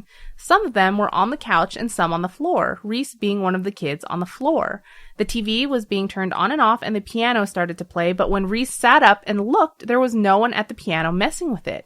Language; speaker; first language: English; native; English